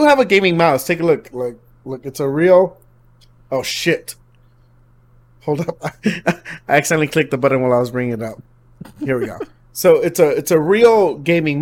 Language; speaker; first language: English; native; English